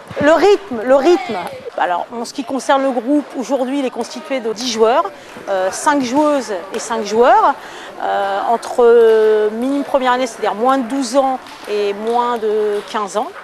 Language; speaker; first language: French; native; French